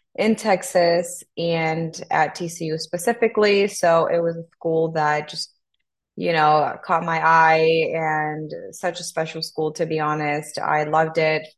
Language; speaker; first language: English; non-native, fluent; Spanish